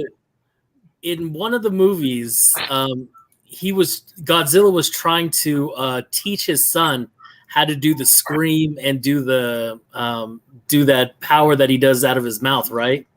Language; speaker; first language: English; native; English